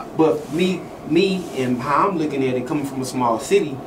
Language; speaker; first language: English; native; English